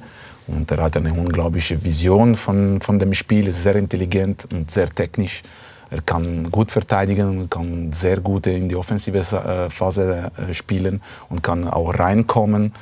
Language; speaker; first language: German; non-native, fluent; Italian